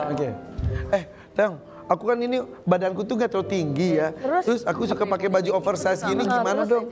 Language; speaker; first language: Indonesian; native; Indonesian